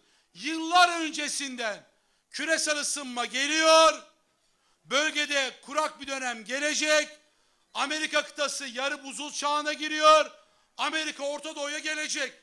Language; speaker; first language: Turkish; native; Turkish